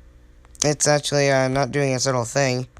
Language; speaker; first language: English; native; English